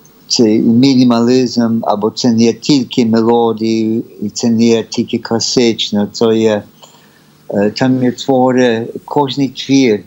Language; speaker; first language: Ukrainian; early bilingual, heritage; Ukrainian